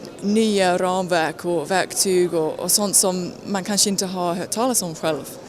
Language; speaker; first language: Swedish; non-native, fluent; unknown